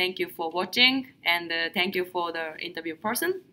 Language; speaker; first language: English; non-native, learner; Japanese